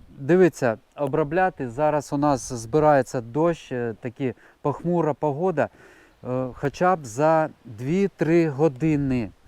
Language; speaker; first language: Ukrainian; non-native, local second language; Russian